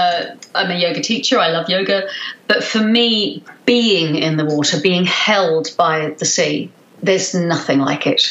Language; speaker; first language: English; native; English